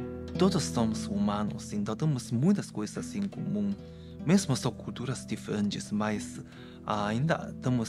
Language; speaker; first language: Portuguese; non-native, fluent; Chinese